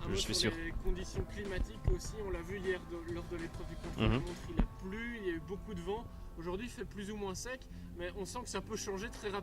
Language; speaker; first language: French; native; French